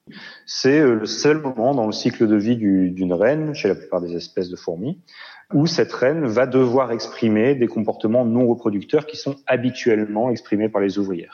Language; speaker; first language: French; native; French